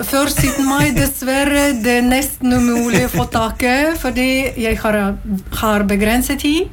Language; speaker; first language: Norwegian; non-native, learner; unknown